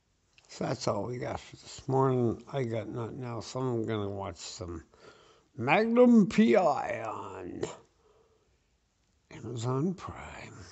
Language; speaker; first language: English; native; English